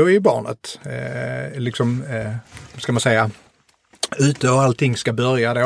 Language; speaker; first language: Swedish; native; Swedish